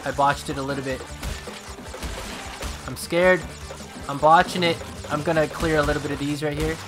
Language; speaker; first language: English; native; English